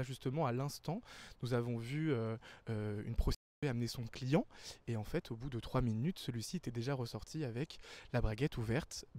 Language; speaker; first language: French; native; French